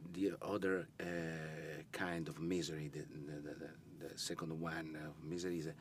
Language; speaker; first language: English; non-native, learner; Italian